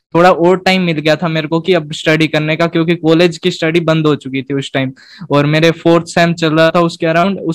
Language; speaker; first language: Hindi; native; Hindi